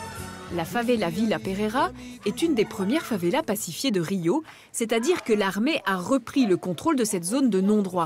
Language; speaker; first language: French; native; French